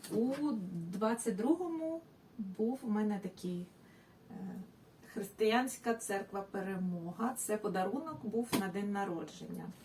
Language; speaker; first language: Ukrainian; non-native, local second language; Russian